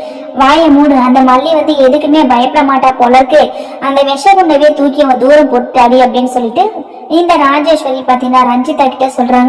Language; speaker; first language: Tamil; native; Tamil